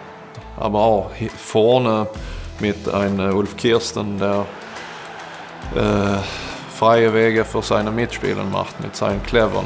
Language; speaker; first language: German; non-native, fluent; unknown